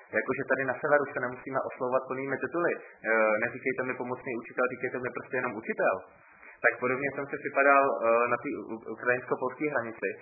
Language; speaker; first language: Czech; native; Czech